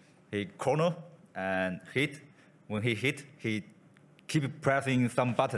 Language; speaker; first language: English; non-native, learner; Chinese